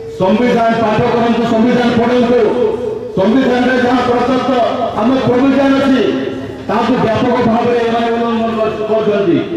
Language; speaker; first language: Odia; non-native, local second language; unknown